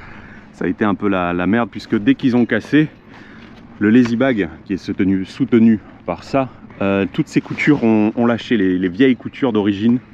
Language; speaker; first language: French; native; French